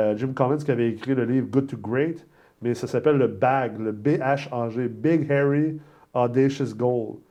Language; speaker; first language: French; native; French